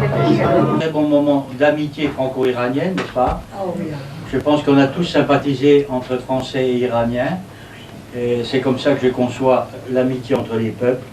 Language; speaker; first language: French; native; French